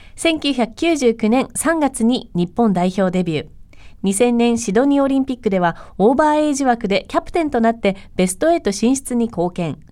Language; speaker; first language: Japanese; native; Japanese